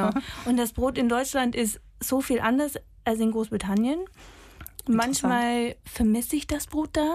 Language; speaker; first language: German; non-native, fluent; English